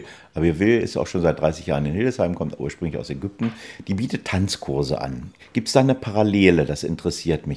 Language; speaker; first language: German; native; German